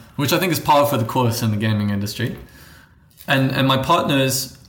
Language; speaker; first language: English; native; English